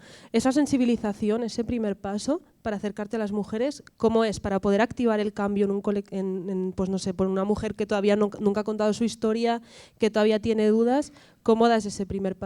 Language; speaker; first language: Spanish; native; Spanish